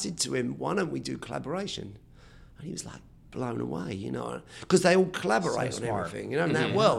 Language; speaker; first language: English; native; English